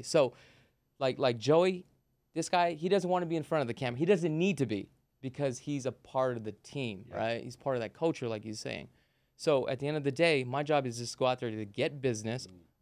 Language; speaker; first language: English; native; English